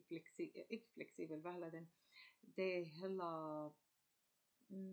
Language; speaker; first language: Danish; non-native, learner; Arabic